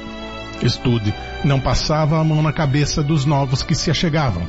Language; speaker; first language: Portuguese; native; Portuguese